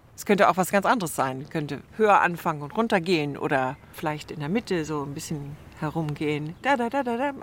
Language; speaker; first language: German; early bilingual, other home language; English